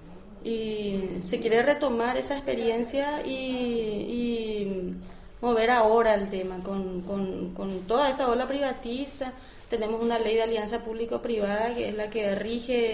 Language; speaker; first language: Spanish; native; Spanish